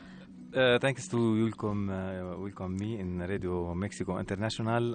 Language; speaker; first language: English; non-native, learner; Arabic